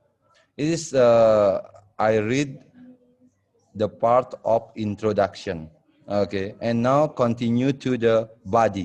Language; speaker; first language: English; non-native, fluent; Indonesian